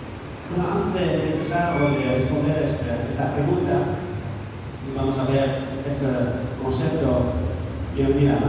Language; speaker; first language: Spanish; non-native, fluent; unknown